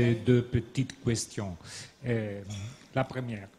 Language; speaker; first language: French; non-native, learner; Italian